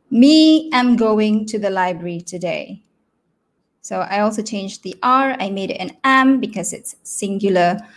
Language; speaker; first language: English; non-native, local second language; Malay